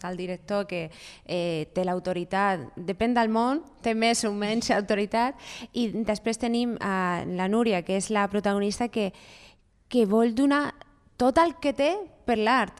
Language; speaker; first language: Catalan; non-native, fluent; Spanish